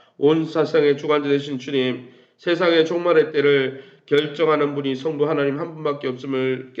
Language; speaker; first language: Korean; native; Korean